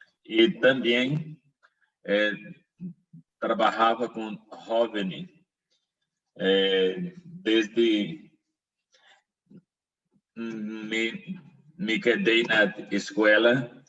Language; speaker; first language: Portuguese; non-native, learner; Spanish